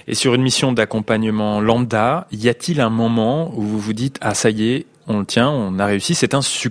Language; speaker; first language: French; native; French